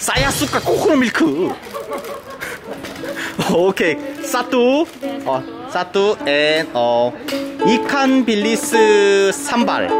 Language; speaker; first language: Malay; non-native, learner; Korean